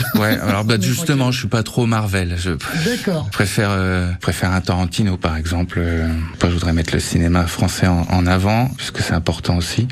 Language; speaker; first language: French; native; French